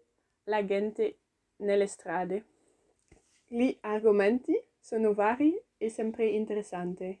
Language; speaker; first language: Italian; non-native, learner; French